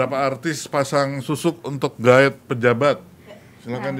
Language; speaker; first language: Indonesian; native; Indonesian